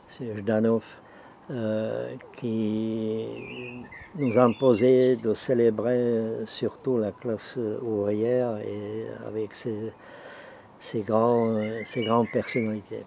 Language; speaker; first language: French; non-native, fluent; Czech